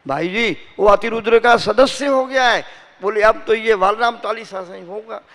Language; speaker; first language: Hindi; non-native, local second language; Gujarati